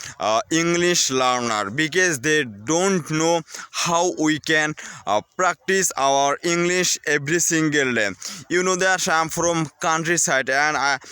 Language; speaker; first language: English; non-native, learner; Bangla